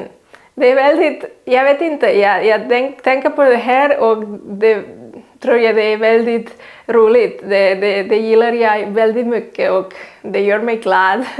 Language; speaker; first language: Swedish; non-native, fluent; Catalan